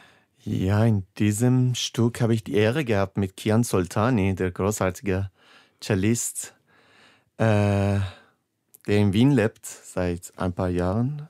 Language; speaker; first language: German; non-native, fluent; Persian